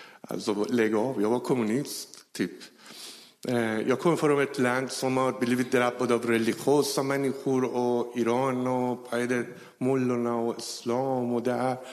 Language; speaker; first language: Swedish; non-native, fluent; Persian